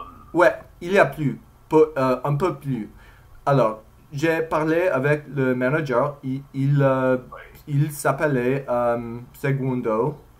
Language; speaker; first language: French; non-native, learner; English